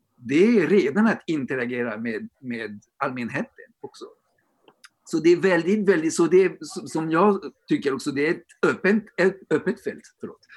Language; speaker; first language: Swedish; non-native, fluent; French